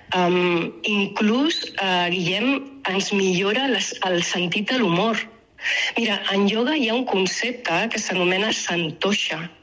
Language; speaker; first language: Catalan; native; Catalan